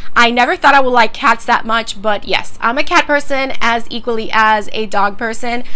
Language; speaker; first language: English; early bilingual, other home language; Spanish